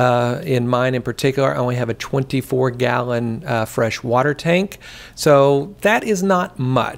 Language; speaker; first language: English; native; English